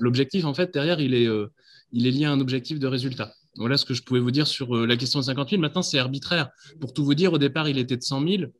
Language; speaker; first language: French; native; French